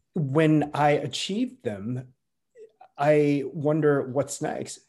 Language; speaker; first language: English; native; English